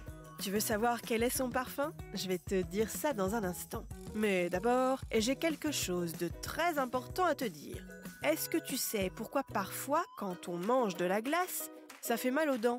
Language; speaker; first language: French; native; French